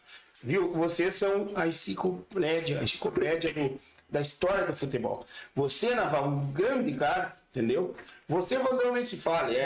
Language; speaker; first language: Portuguese; native; Portuguese